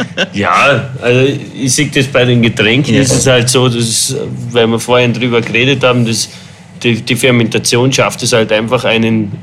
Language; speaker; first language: German; native; German